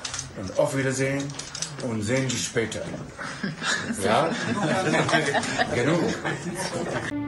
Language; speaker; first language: German; non-native, learner; Punjabi